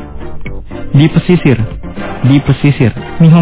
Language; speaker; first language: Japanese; non-native, fluent; Indonesian